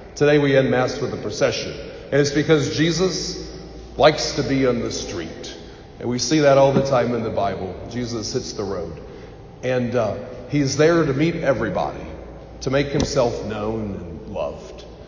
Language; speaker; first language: English; native; English